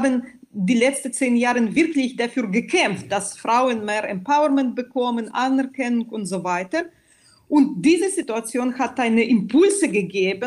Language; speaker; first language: German; non-native, fluent; Russian